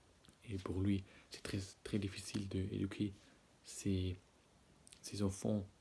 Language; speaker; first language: French; non-native, learner; German